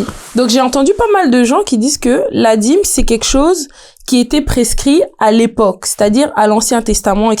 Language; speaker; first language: French; native; French